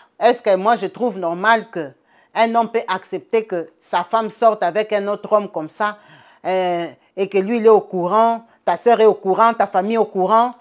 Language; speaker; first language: French; non-native, local second language; Lingala